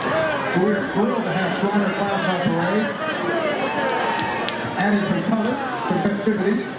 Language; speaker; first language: English; native; English